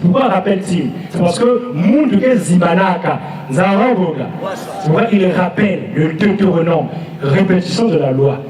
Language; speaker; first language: French; non-native, local second language; Lingala